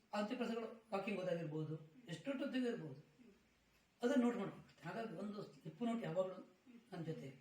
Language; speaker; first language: Kannada; native; Kannada